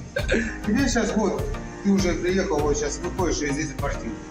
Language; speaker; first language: Russian; native; Russian